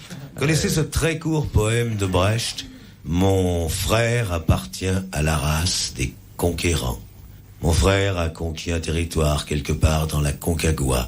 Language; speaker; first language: French; native; French